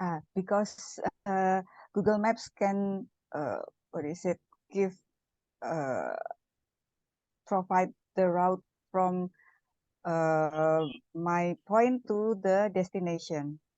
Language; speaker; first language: English; non-native, learner; Indonesian